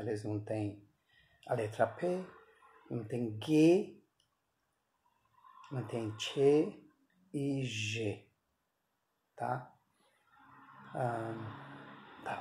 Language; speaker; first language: Portuguese; non-native, fluent; Persian